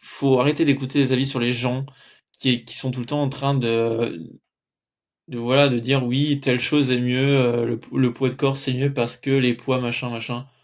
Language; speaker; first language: French; native; French